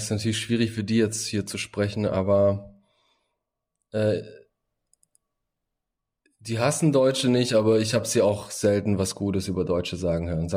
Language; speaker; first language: German; early bilingual, other home language; Bosnian